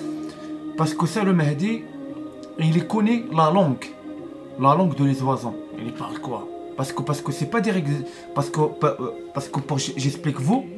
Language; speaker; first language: French; non-native, learner; Arabic